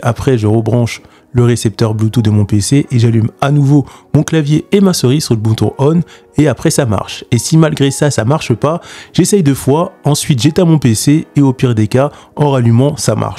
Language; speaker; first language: French; native; French